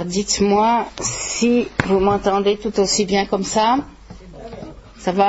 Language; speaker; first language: French; native; French